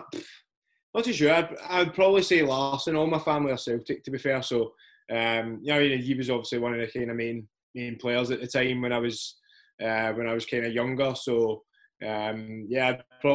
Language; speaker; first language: English; native; English